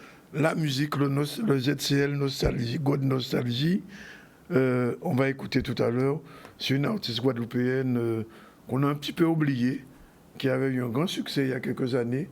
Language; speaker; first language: French; native; French